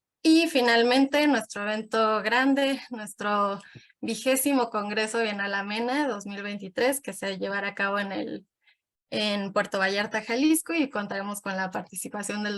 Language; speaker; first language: Spanish; native; Spanish